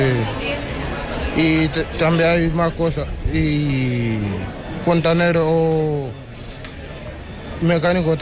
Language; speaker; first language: Spanish; non-native, learner; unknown